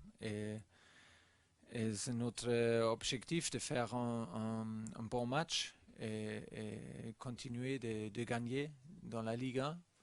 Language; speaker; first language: French; non-native, learner; German